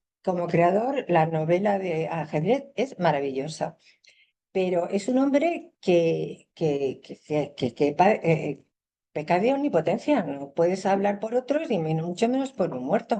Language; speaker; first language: Spanish; native; Spanish